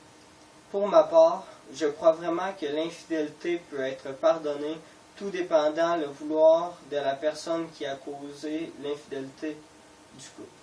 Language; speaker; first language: French; native; French